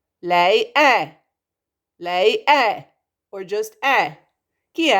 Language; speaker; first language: Italian; non-native, fluent; English